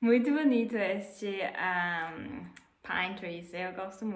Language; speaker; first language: Portuguese; non-native, fluent; German